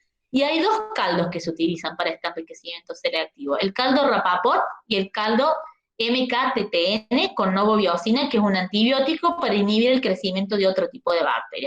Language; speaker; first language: Spanish; native; Spanish